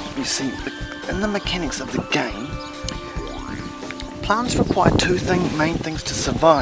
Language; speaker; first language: English; native; English